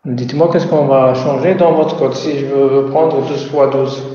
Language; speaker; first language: French; non-native, local second language; Arabic